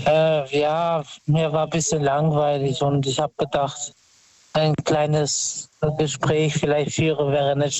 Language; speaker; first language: German; non-native, fluent; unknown